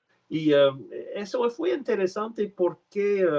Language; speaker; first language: Spanish; non-native, learner; French